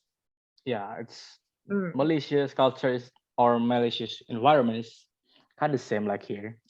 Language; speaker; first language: English; non-native, learner; Indonesian